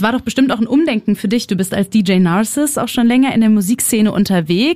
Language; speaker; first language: German; native; German